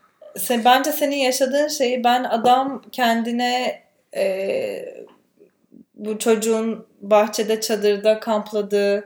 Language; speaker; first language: Turkish; native; Turkish